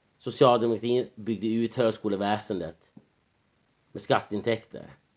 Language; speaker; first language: Swedish; native; Swedish